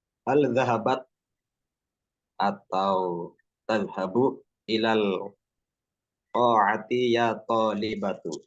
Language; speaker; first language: Arabic; non-native, learner; Indonesian